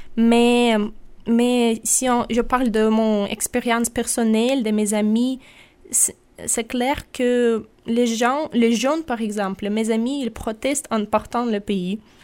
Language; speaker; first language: French; non-native, fluent; Russian